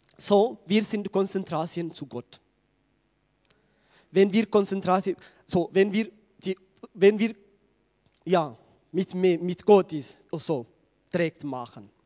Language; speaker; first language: German; non-native, learner; Tigrinya